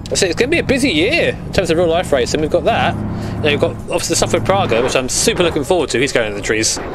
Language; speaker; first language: English; native; English